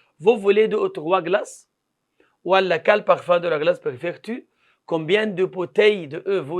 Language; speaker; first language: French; non-native, fluent; Arabic